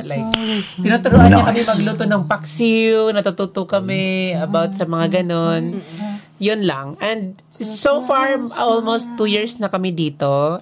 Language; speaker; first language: Filipino; native; Filipino